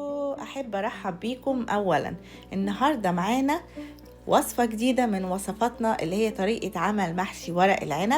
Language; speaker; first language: Arabic; native; Arabic